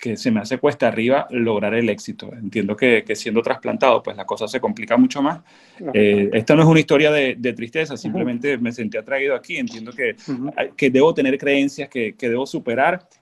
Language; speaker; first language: Spanish; native; Spanish